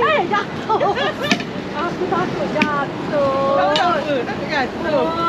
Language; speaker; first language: Malay; native; Malay